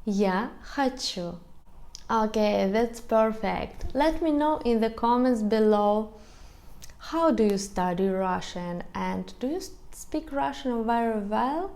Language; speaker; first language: English; non-native, fluent; Russian